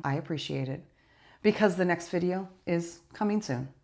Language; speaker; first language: English; native; English